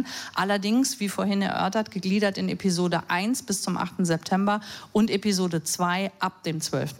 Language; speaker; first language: German; native; German